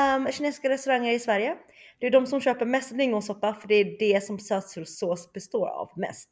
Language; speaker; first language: Swedish; early bilingual, other home language; Chinese